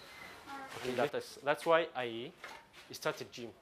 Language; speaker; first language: English; non-native, local second language; Somali